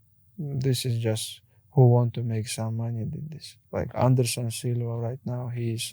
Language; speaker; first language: English; non-native, learner; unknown